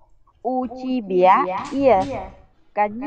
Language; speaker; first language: Russian; non-native, learner; Vietnamese